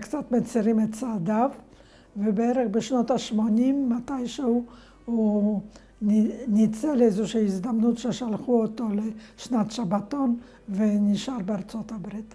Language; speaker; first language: Hebrew; non-native, fluent; Polish